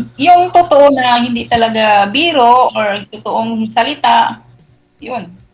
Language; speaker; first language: Filipino; non-native, local second language; Cebuano